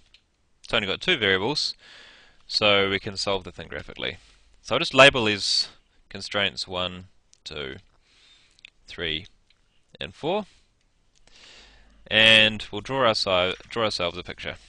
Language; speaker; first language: English; native; English